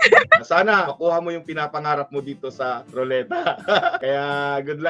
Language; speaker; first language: Filipino; native; Filipino